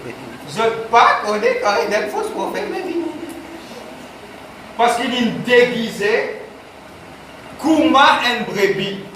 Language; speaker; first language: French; non-native, learner; Morisyen